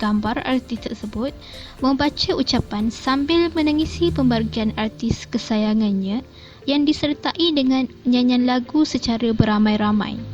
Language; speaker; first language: Malay; native; Malay